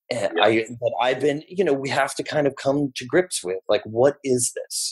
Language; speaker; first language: English; native; English